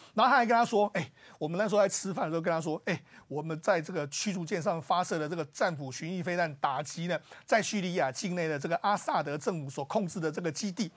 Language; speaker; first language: Chinese; native; Chinese